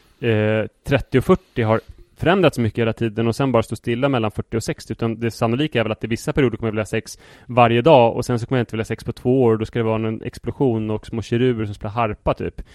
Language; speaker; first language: Swedish; native; Swedish